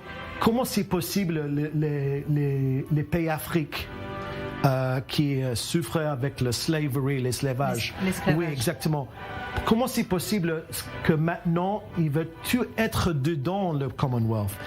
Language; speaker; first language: French; non-native, learner; English